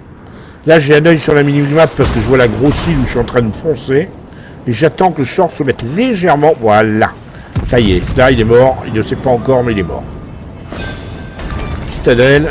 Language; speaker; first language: French; native; French